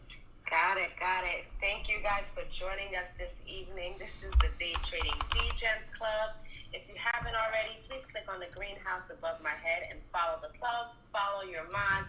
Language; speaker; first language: English; native; English